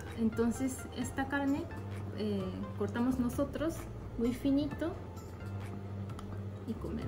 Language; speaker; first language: Spanish; non-native, fluent; Japanese